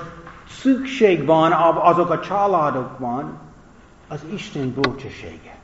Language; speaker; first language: Hungarian; non-native, fluent; English